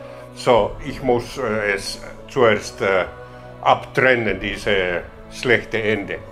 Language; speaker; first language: German; non-native, learner; Finnish